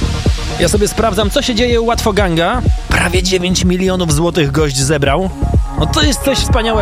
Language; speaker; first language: Polish; native; Polish